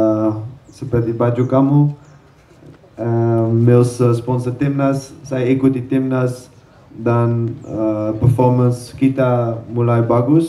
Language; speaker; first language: Indonesian; non-native, learner; Dutch